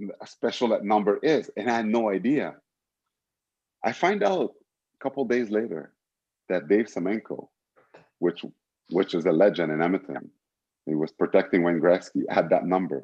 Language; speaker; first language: English; native; English